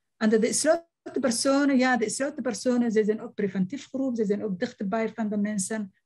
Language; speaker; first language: Dutch; non-native, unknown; Somali